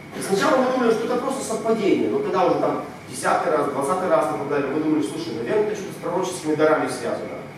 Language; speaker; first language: Russian; non-native, local second language; Romanian